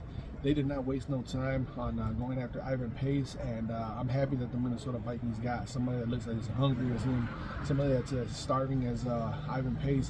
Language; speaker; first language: English; native; English